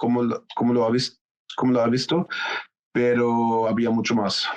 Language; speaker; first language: Spanish; non-native, fluent; German